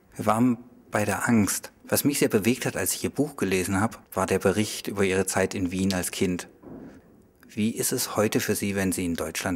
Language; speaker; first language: German; native; German